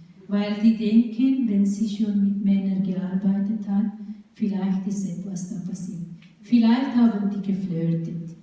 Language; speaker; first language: German; non-native, fluent; Urdu